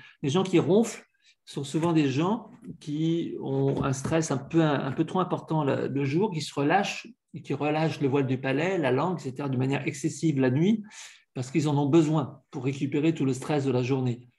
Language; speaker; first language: French; native; French